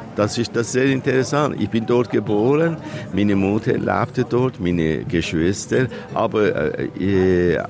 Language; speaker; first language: German; non-native, learner; Persian